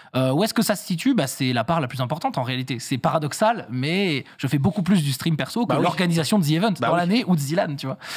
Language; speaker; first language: French; native; French